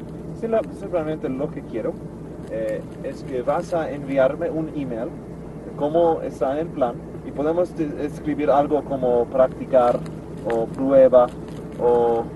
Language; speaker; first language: Spanish; non-native, learner; English